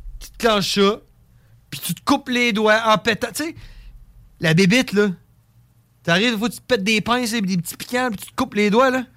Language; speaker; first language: French; native; French